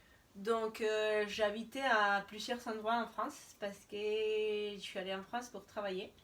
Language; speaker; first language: French; non-native, fluent; Spanish